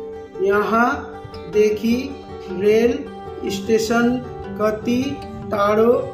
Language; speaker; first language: Nepali; non-native, fluent; Bangla